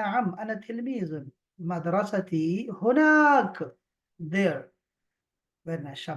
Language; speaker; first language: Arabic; non-native, fluent; Urdu